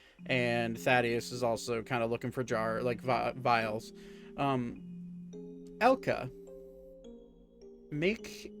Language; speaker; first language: English; native; English